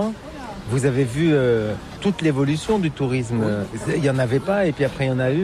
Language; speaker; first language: French; native; French